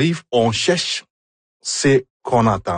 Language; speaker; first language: French; non-native, fluent; Igbo